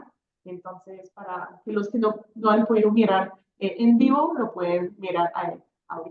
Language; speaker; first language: Spanish; non-native, fluent; French